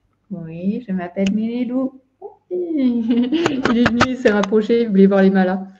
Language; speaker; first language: French; native; French